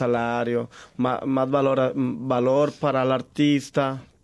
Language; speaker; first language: Portuguese; non-native, learner; Spanish